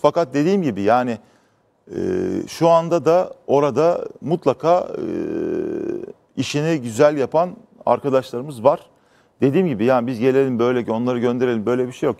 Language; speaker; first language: Turkish; native; Turkish